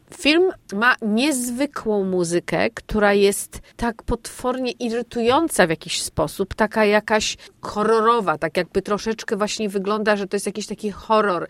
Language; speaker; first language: Polish; native; Polish